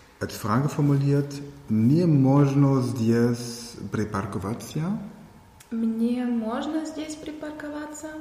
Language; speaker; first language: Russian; non-native, learner; German